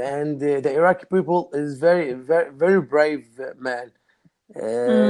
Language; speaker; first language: English; non-native, learner; Arabic